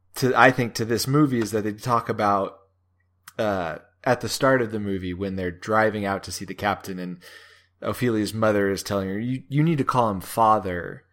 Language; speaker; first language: English; native; English